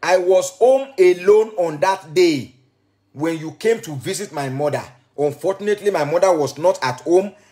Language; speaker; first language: English; non-native, local second language; Yoruba